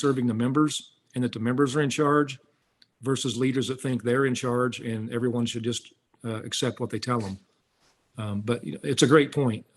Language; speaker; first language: English; native; English